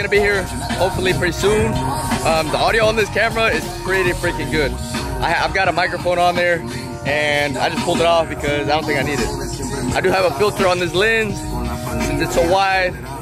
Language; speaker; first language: English; early bilingual, other home language; Spanish